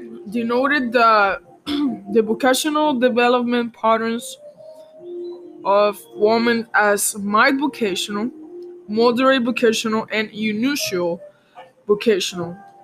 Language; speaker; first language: English; non-native, learner; Spanish